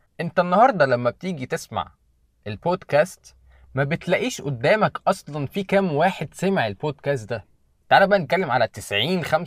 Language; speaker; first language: Arabic; native; Arabic